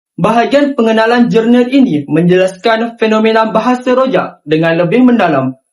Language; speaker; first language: Malay; native; Malay